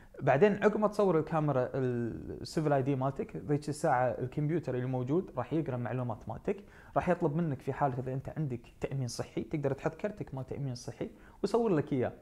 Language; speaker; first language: Arabic; native; Arabic